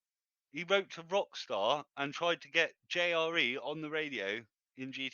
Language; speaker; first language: English; native; English